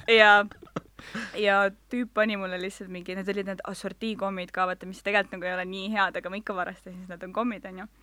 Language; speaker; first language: Estonian; non-native, local second language; Russian